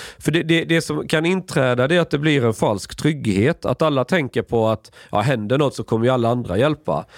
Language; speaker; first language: Swedish; native; Swedish